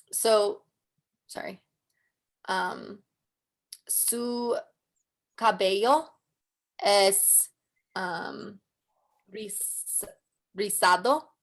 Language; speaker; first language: Spanish; non-native, learner; English